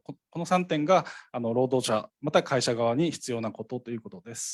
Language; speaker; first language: Japanese; native; Japanese